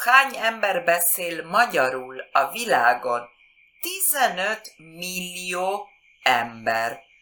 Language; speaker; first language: Hungarian; non-native, learner; Spanish